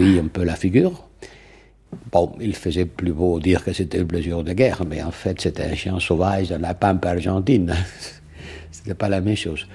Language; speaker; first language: French; non-native, fluent; Catalan